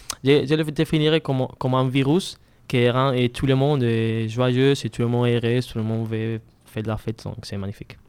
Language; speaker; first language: French; non-native, learner; Spanish